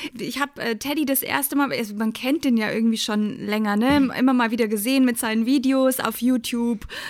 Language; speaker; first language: German; native; German